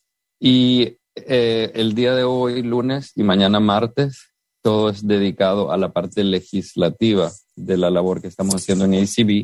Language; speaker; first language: Spanish; native; Spanish